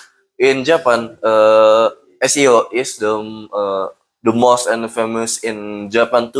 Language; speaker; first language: English; non-native, learner; Indonesian